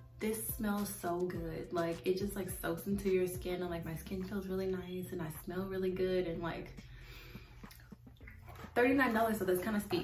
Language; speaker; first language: English; native; English